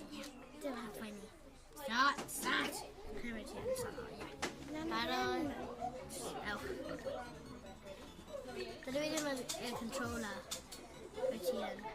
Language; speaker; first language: Welsh; non-native, local second language; English